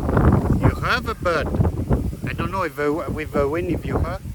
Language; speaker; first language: English; non-native, learner; French